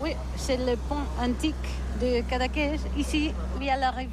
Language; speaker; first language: French; non-native, learner; Catalan